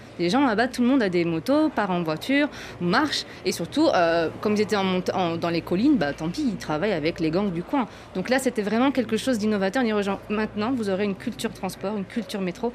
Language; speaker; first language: French; native; French